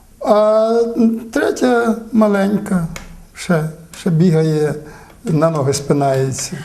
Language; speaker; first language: Ukrainian; native; Ukrainian